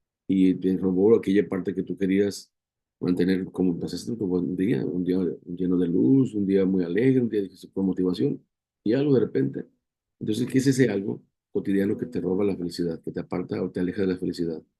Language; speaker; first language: Spanish; native; Spanish